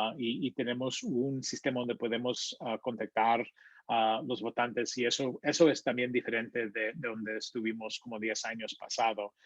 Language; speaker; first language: Spanish; early bilingual, heritage; Spanish